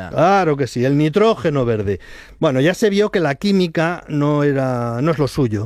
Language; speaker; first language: Spanish; native; Spanish